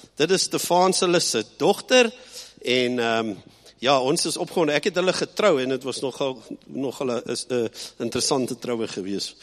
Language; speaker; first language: Afrikaans; early bilingual, heritage; Afrikaans